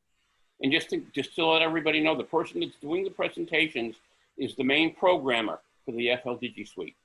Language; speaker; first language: English; native; English